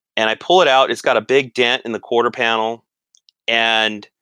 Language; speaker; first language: English; native; English